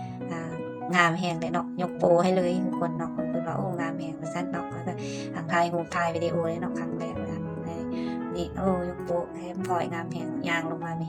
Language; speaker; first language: Thai; non-native, local second language; Northeastern Thai